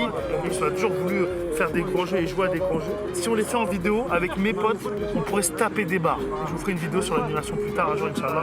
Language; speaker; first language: French; native; French